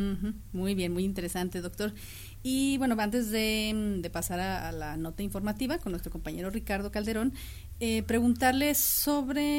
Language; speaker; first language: Spanish; native; Spanish